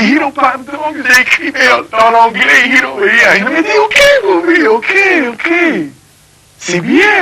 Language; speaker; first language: French; non-native, fluent; English